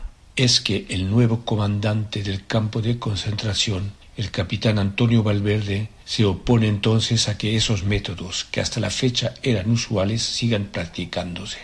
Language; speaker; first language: Spanish; native; Spanish